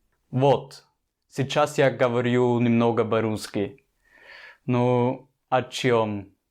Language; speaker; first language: Russian; non-native, learner; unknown